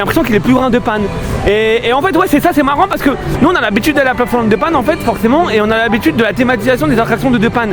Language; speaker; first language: French; native; French